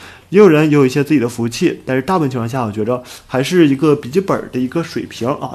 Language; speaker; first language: Chinese; native; Chinese